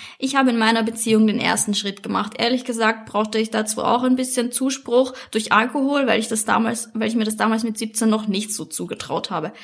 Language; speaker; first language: German; native; German